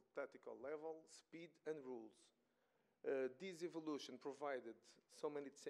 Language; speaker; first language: English; non-native, fluent; Portuguese